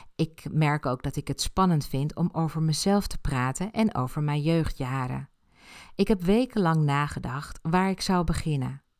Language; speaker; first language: Dutch; early bilingual, other home language; Spanish